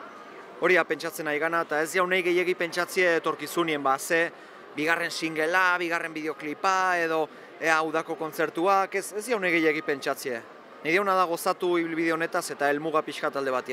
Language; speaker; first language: Basque; native; Basque